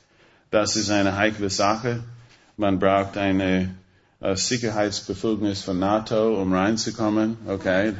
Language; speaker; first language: German; non-native, fluent; English